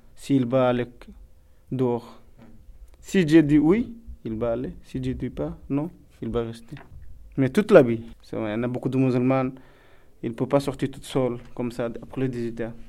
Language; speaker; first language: French; non-native, learner; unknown